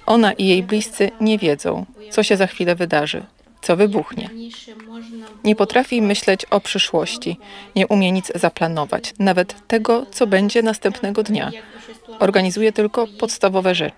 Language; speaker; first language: Polish; native; Polish